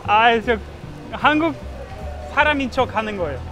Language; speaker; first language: Korean; non-native, fluent; Russian